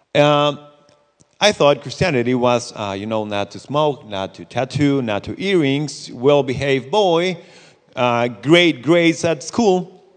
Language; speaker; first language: English; non-native, fluent; Spanish